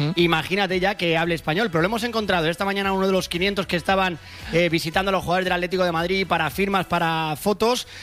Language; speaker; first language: Spanish; native; Spanish